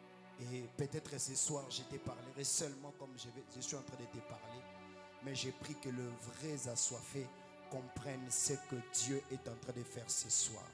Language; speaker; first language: French; non-native, local second language; Lingala